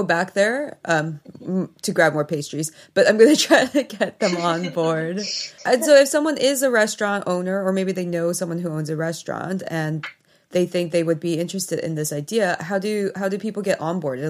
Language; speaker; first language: English; native; English